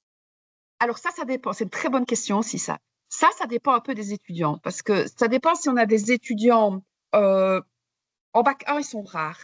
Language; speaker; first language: French; native; French